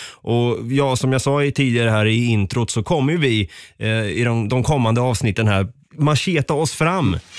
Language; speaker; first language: Swedish; native; Swedish